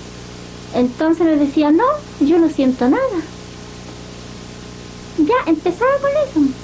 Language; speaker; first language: Spanish; native; Spanish